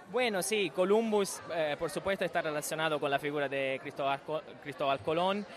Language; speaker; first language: Spanish; non-native, fluent; Italian